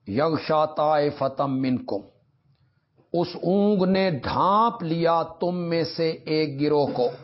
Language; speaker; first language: Urdu; non-native, local second language; Punjabi